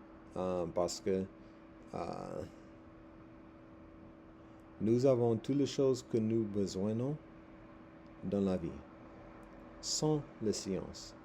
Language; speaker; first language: French; non-native, learner; English